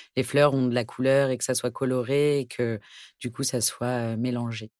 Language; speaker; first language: French; native; French